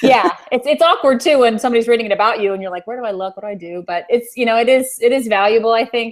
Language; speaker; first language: English; native; English